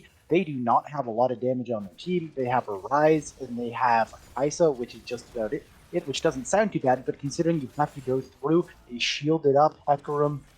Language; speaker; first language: English; native; English